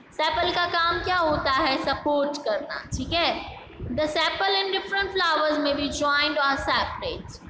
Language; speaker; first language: Hindi; non-native, local second language; Gujarati